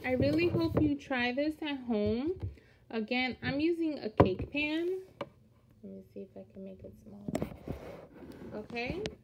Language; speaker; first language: English; early bilingual, other home language; Spanish